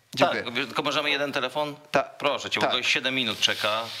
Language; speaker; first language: Polish; native; Polish